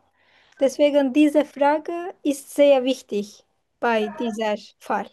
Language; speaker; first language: German; non-native, learner; Turkish